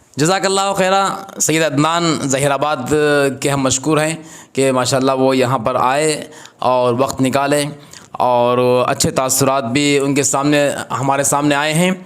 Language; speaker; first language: Urdu; native; Urdu